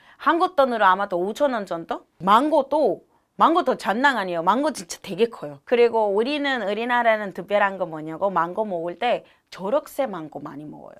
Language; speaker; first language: Korean; non-native, fluent; Spanish